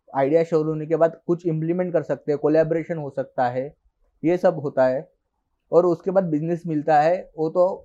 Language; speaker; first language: Hindi; non-native, local second language; Marathi